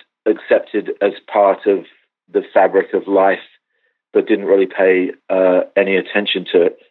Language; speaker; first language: English; native; English